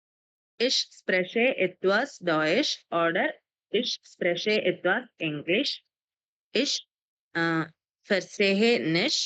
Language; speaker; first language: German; non-native, learner; Malayalam